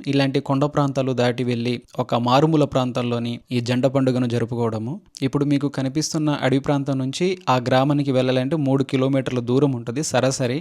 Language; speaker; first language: Telugu; non-native, local second language; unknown